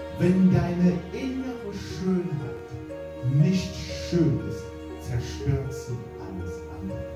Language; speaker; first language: German; non-native, fluent; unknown